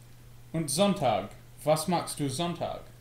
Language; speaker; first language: German; non-native, learner; English